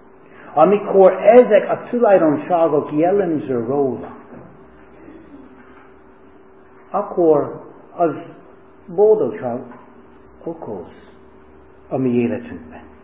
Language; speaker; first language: Hungarian; early bilingual, heritage; Hungarian